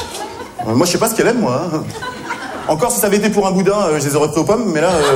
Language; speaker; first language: French; native; French